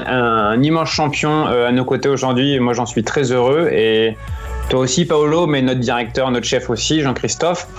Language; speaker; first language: French; native; French